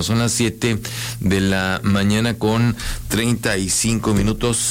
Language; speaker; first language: Spanish; native; Spanish